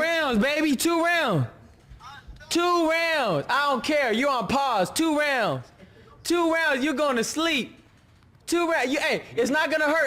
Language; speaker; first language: English; native; English